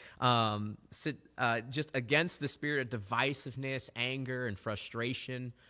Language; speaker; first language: English; native; English